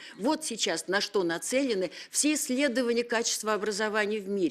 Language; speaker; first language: Russian; native; Russian